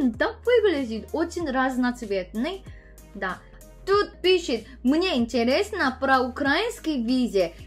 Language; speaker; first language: Russian; non-native, learner; Korean